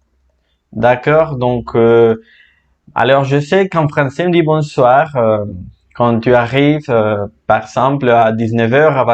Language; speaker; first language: French; non-native, fluent; Spanish